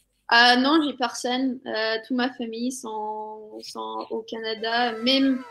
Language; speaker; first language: French; non-native, fluent; English